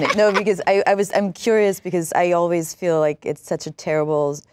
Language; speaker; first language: English; non-native, fluent; German